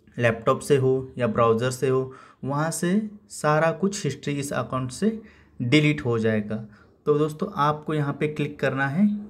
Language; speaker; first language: Hindi; non-native, local second language; Marathi